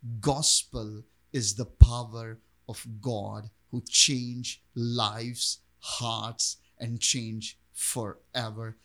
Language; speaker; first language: English; non-native, local second language; Urdu